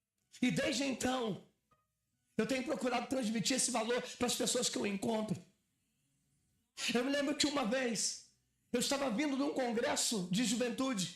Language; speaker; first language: Portuguese; native; Portuguese